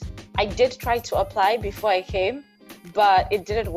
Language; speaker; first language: English; non-native, local second language; Shona